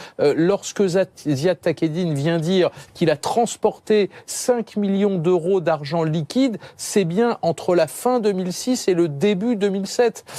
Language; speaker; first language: French; native; French